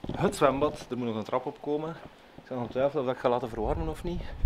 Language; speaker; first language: Dutch; native; Dutch